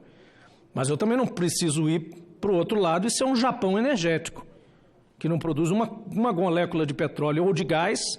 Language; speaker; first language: Portuguese; native; Portuguese